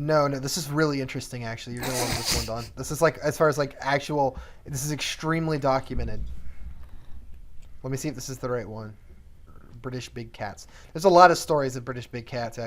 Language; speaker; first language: English; native; English